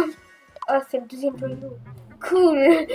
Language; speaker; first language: French; native; French